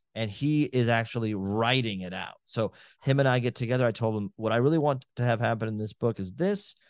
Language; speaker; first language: English; native; English